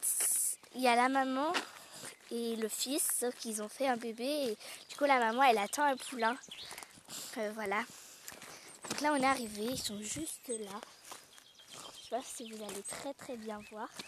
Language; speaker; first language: French; native; French